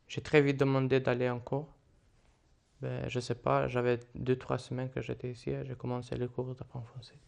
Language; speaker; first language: French; non-native, learner; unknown